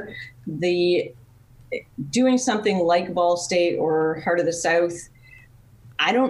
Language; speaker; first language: English; native; English